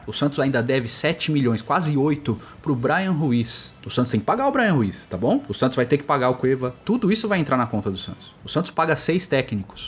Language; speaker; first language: Portuguese; native; Portuguese